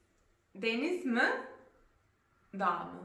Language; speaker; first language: Turkish; non-native, learner; Serbian